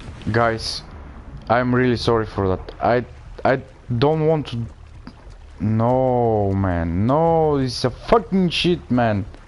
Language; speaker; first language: English; non-native, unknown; Bulgarian